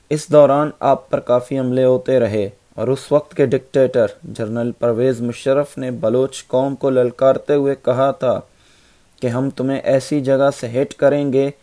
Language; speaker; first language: Urdu; non-native, local second language; Baluchi